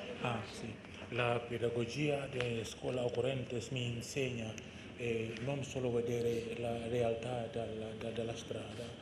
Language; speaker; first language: Italian; non-native, learner; Indonesian